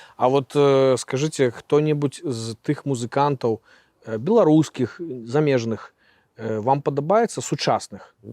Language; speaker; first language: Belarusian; non-native, local second language; Russian